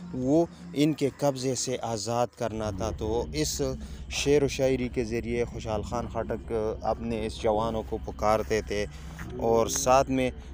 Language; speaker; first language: Urdu; non-native, local second language; Pashto